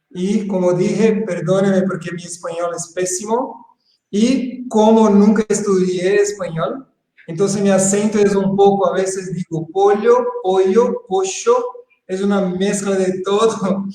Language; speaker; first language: Spanish; non-native, fluent; Portuguese